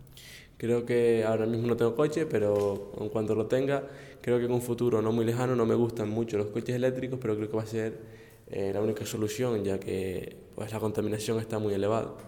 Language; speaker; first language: Spanish; native; Spanish